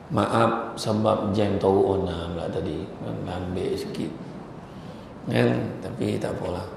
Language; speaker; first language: Malay; native; Malay